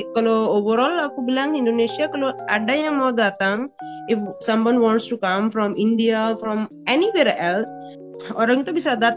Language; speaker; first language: Indonesian; non-native, fluent; Punjabi